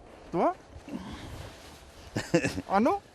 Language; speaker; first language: Russian; non-native, learner; Korean